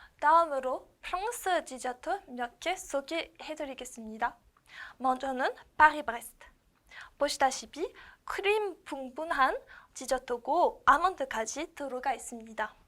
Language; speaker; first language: Korean; non-native, learner; French